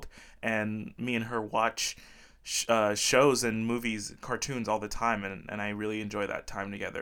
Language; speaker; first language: English; early bilingual, other home language; Portuguese